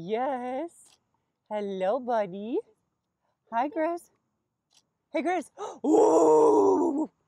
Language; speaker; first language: English; native; English